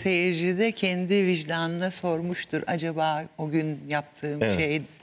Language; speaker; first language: Turkish; native; Turkish